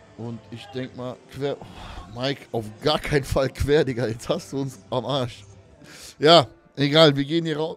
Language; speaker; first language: German; early bilingual, other home language; Polish